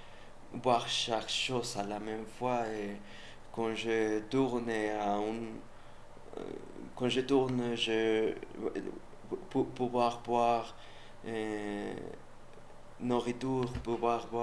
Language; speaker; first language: French; non-native, learner; Spanish